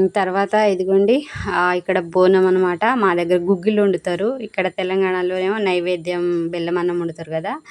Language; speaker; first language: Telugu; non-native, local second language; Lambadi